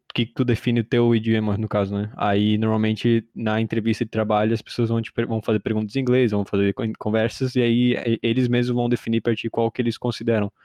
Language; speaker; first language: Portuguese; early bilingual, heritage; Portuguese